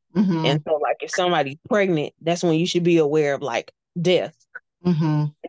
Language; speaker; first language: English; native; English